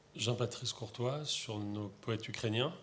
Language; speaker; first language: French; native; French